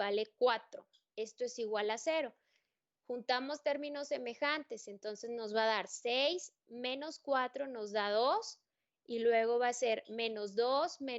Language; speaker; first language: Spanish; native; Spanish